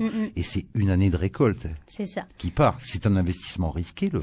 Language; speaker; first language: French; native; French